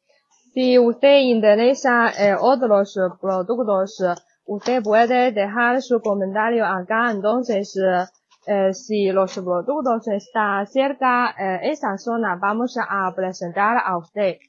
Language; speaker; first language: Spanish; non-native, learner; Chinese